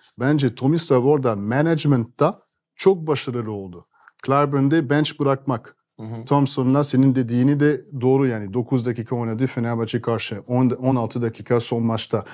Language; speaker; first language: Turkish; non-native, fluent; French